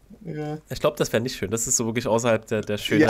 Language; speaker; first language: German; native; German